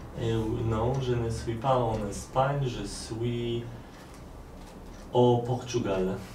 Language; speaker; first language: French; non-native, learner; Polish